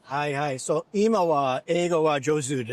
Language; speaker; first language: Japanese; non-native, learner; English